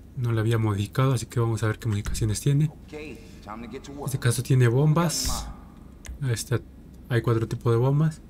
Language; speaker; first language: Spanish; native; Spanish